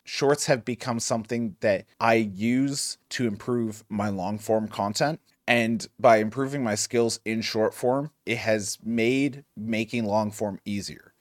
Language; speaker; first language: English; native; English